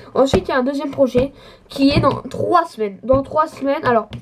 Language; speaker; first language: French; native; French